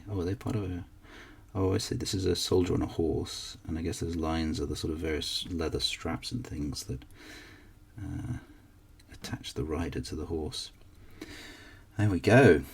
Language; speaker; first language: English; native; English